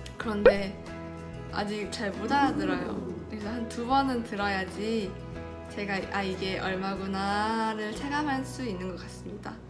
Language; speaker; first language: Korean; native; Korean